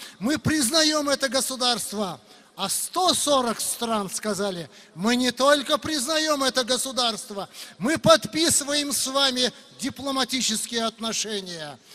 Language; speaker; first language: Russian; non-native, local second language; Uzbek